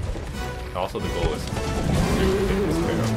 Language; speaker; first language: English; native; English